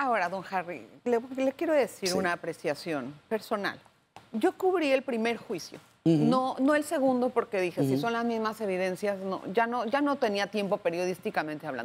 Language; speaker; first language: Spanish; native; Spanish